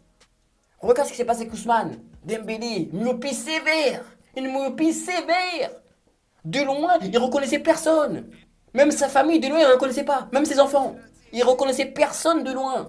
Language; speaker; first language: French; native; French